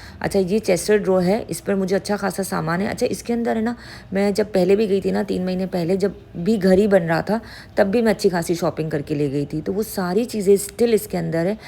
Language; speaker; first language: Urdu; native; Urdu